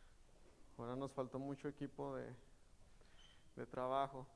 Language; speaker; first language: Spanish; native; Spanish